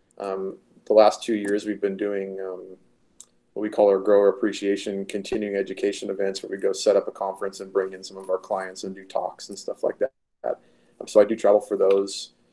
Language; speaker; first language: English; native; English